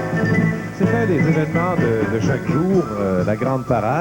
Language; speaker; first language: French; native; French